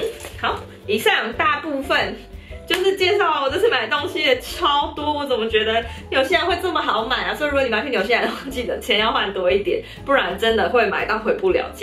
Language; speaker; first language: Chinese; native; Chinese